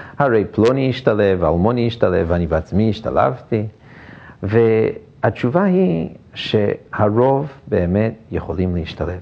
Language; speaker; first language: Hebrew; non-native, fluent; English